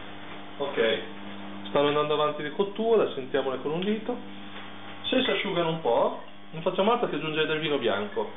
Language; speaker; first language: Italian; native; Italian